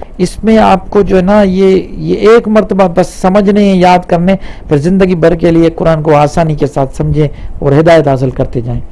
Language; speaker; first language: Urdu; non-native, local second language; Punjabi